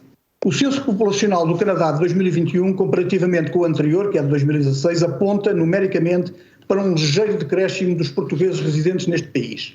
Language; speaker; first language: Portuguese; native; Portuguese